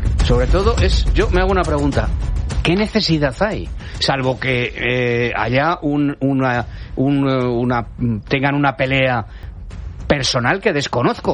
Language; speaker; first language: Spanish; native; Spanish